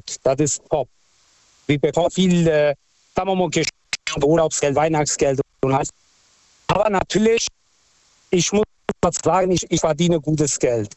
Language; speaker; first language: German; non-native, fluent; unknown